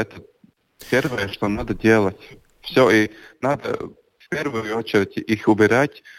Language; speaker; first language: Russian; non-native, local second language; Latvian